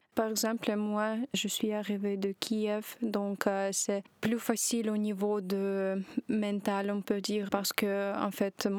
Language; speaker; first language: French; non-native, learner; Ukrainian